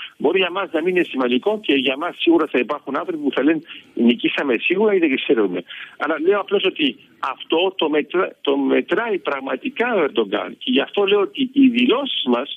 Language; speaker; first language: Greek; early bilingual, heritage; Greek